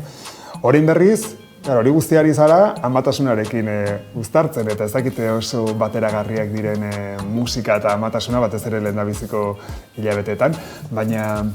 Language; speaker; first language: Basque; native; Basque